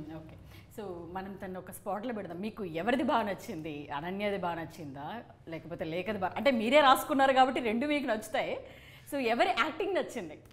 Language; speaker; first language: Telugu; native; Telugu